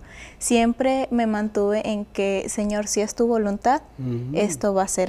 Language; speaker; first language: Spanish; native; Spanish